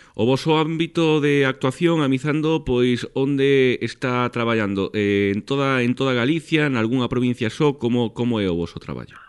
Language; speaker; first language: Galician; native; Galician